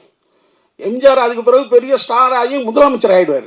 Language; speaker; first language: Tamil; native; Tamil